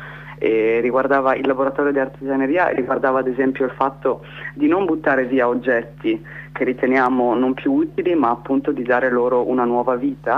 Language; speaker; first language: Italian; native; Italian